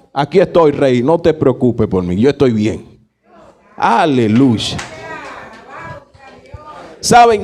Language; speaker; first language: Spanish; native; Spanish